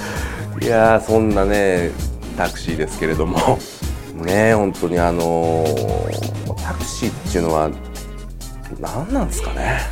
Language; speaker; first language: Japanese; native; Japanese